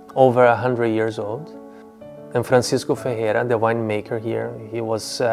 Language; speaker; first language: English; non-native, fluent; Portuguese